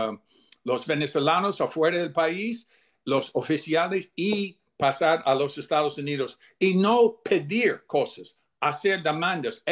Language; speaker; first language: Spanish; non-native, fluent; English